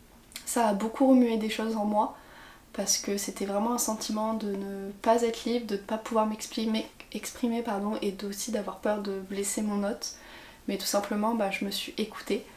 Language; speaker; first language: French; native; French